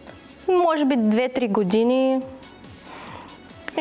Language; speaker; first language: Bulgarian; non-native, learner; Russian